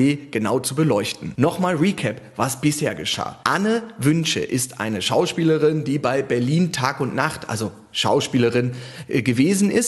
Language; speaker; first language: German; native; German